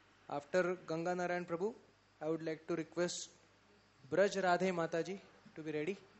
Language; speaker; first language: English; non-native, local second language; Marathi